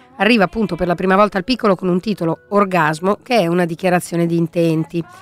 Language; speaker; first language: Italian; native; Italian